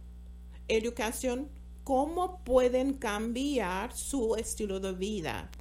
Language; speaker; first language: Spanish; non-native, fluent; English